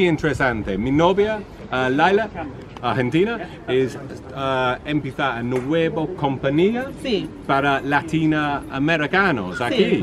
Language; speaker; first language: Spanish; non-native, learner; English